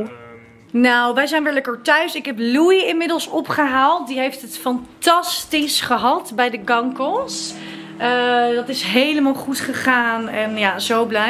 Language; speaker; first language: Dutch; native; Dutch